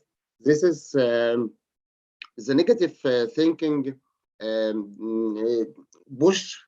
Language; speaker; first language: English; non-native, learner; Arabic